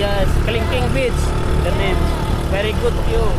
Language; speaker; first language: English; non-native, learner; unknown